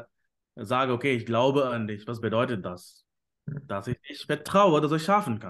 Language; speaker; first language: German; non-native, fluent; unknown